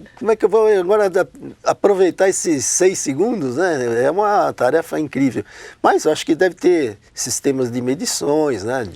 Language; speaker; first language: Portuguese; native; Portuguese